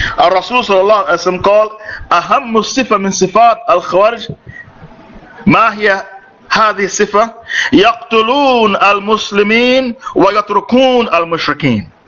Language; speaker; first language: Arabic; non-native, fluent; English